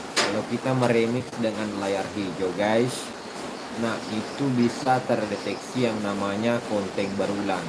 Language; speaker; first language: Indonesian; non-native, local second language; Buginese